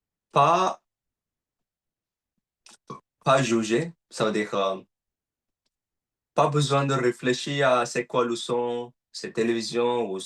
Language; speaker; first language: French; non-native, learner; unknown